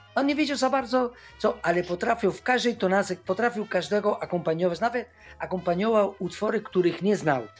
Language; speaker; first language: Polish; non-native, fluent; Spanish